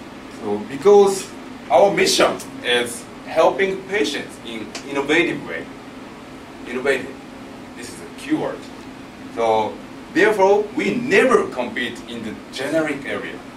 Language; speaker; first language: English; non-native, learner; Japanese